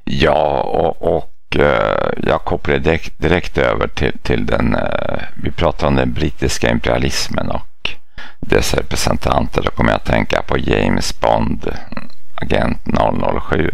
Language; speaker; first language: Swedish; native; Swedish